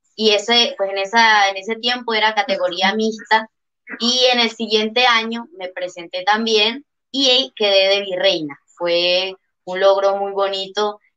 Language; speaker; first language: Spanish; native; Spanish